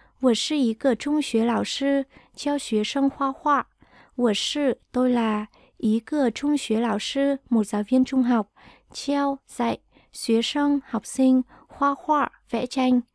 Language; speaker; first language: Chinese; non-native, fluent; Vietnamese